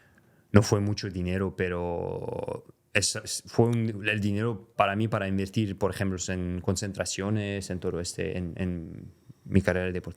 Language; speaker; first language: Spanish; non-native, fluent; French